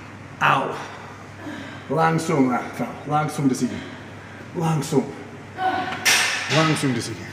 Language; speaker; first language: Indonesian; non-native, fluent; English